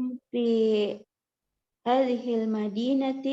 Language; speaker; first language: Arabic; non-native, learner; Indonesian